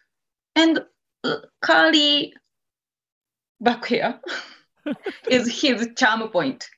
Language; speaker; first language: English; non-native, learner; Japanese